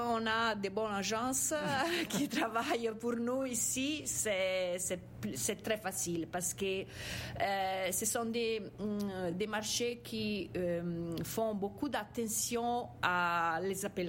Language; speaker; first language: French; non-native, fluent; Italian